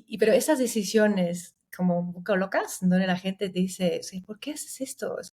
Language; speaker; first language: Spanish; non-native, fluent; German